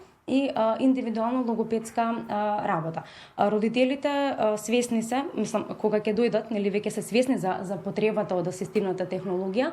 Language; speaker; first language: Macedonian; native; Macedonian